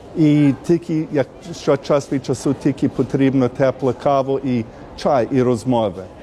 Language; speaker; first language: Ukrainian; early bilingual, heritage; Ukrainian